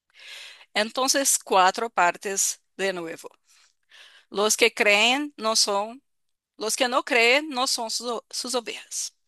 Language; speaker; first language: Spanish; non-native, fluent; Portuguese